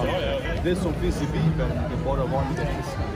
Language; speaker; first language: Swedish; non-native, fluent; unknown